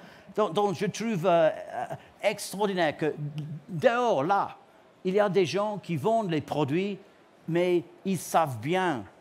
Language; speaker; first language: French; non-native, learner; English